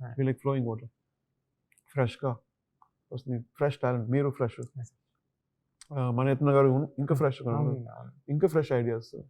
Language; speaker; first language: Telugu; non-native, learner; Tamil